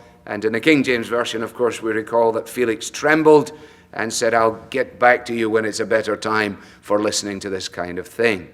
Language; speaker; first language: English; native; English